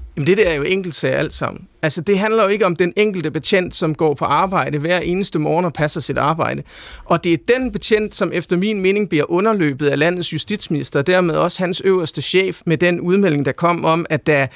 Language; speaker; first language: Danish; native; Danish